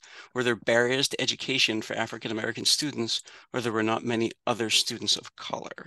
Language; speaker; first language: English; native; English